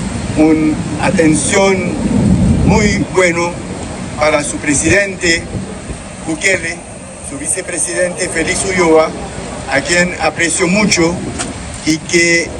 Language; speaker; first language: Spanish; non-native, fluent; French